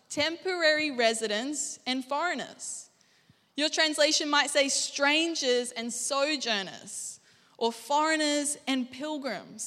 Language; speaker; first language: English; native; English